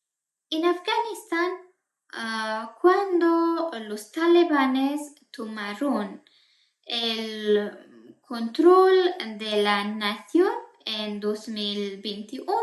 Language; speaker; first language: Spanish; non-native, fluent; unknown